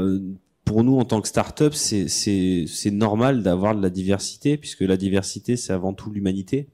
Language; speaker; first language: French; native; French